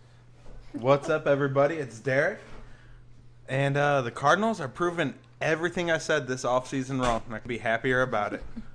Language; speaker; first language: English; native; English